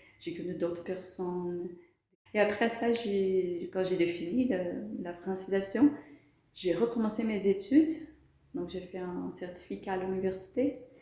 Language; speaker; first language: French; non-native, fluent; Portuguese